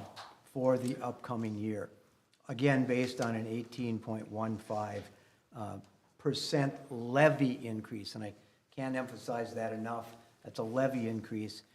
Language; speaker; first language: English; native; English